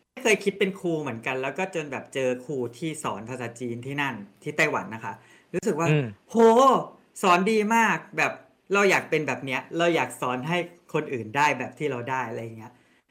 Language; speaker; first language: Thai; non-native, local second language; Northeastern Thai